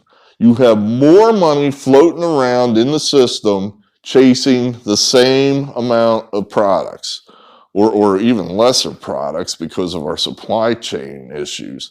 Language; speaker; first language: English; native; English